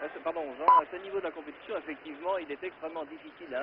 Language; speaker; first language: French; native; French